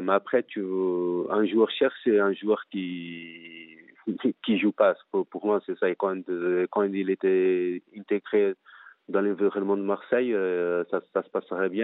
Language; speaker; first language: French; non-native, fluent; Portuguese